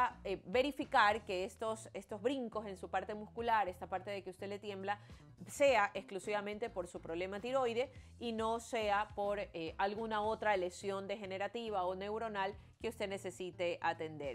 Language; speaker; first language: Spanish; native; Spanish